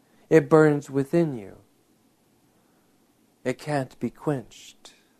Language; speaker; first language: English; native; English